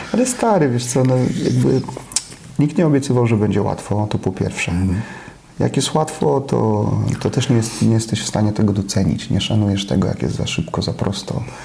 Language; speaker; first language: Polish; native; Polish